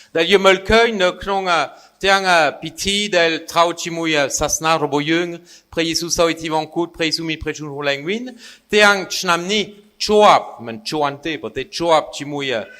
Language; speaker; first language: Khmer; non-native, fluent; French